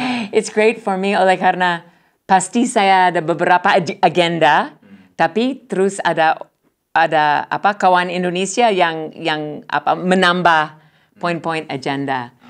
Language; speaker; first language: Indonesian; non-native, learner; English